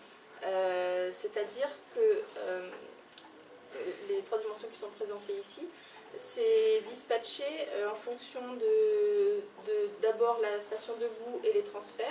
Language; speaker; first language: French; native; French